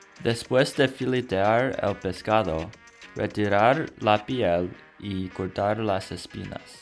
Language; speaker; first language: Spanish; non-native, learner; English